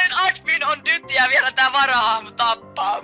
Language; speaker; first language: Finnish; native; Finnish